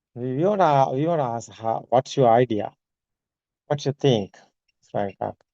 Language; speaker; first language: English; non-native, learner; Sinhala